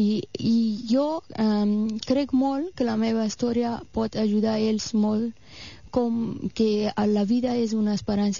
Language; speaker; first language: Catalan; non-native, fluent; Persian